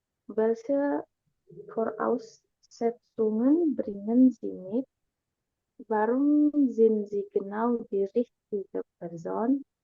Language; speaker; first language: German; non-native, learner; Indonesian